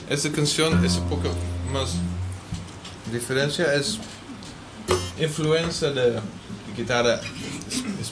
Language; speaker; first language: Spanish; non-native, learner; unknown